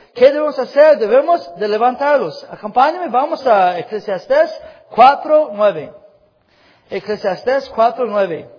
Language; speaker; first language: Spanish; non-native, fluent; English